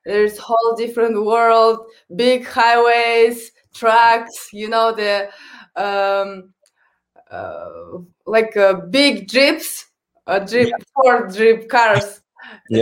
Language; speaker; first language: English; non-native, learner; Kazakh